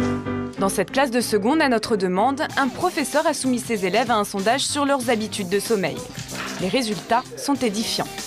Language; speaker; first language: French; native; French